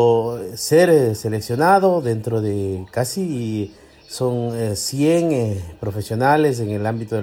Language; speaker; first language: Spanish; native; Spanish